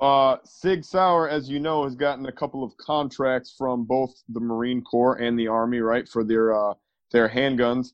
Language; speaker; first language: English; native; English